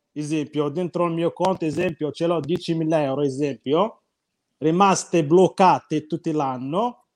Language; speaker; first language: Italian; non-native, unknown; Arabic